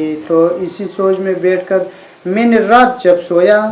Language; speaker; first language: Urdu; non-native, learner; Persian